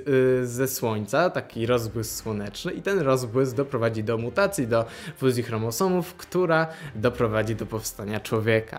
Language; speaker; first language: Polish; native; Polish